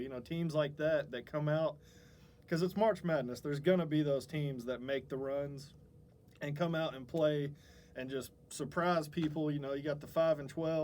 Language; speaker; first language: English; native; English